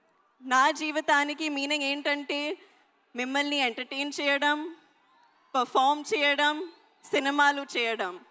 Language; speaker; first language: Telugu; non-native, learner; Hindi